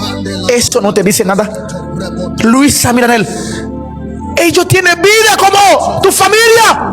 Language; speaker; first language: Spanish; non-native, learner; Haitian Creole